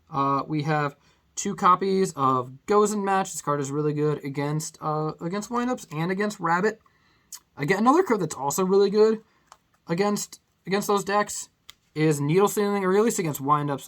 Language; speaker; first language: English; native; English